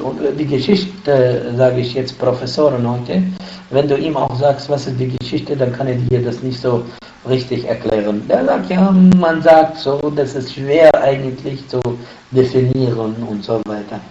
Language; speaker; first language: German; non-native, fluent; Arabic